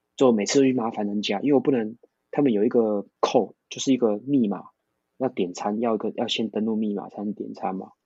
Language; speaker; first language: Chinese; non-native, local second language; Min Nan Chinese